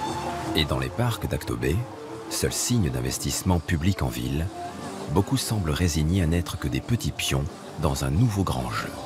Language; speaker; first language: French; native; French